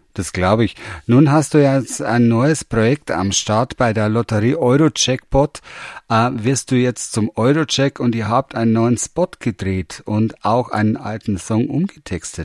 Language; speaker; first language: German; native; German